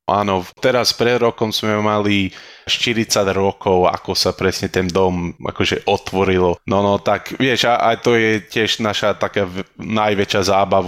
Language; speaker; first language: Slovak; early bilingual, heritage; Slovak